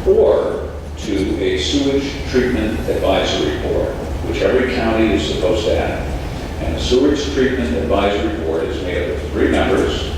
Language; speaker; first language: English; native; English